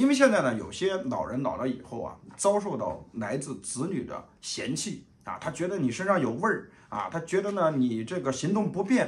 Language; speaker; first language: Chinese; native; Chinese